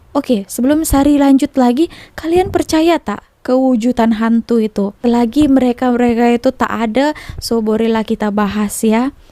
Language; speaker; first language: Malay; native; Malay